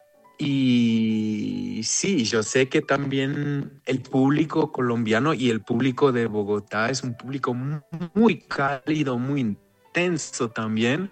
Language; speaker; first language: Spanish; non-native, fluent; Hebrew